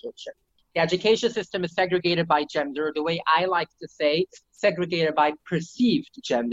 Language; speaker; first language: English; early bilingual, other home language; Yiddish